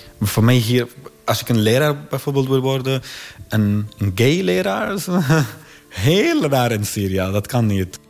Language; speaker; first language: Dutch; non-native, learner; Arabic